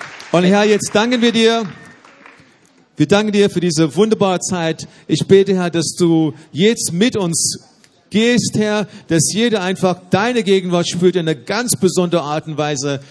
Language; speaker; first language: German; native; German